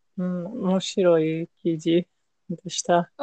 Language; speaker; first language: Japanese; non-native, learner; English